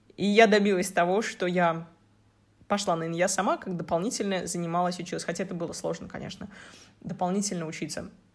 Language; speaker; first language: Russian; native; Russian